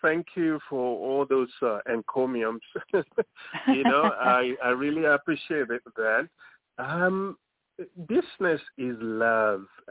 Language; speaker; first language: English; non-native, local second language; Yoruba